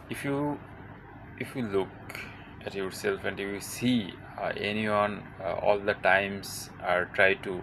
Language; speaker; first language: English; non-native, local second language; Bangla